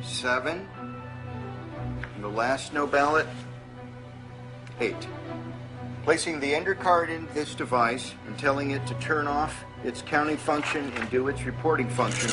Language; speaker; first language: English; native; English